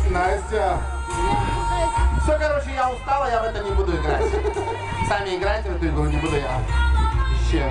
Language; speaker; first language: Russian; native; Russian